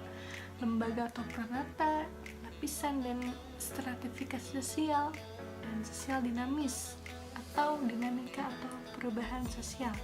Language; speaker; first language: Indonesian; native; Indonesian